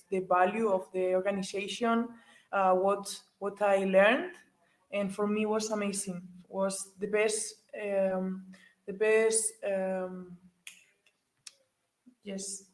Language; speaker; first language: English; non-native, learner; Spanish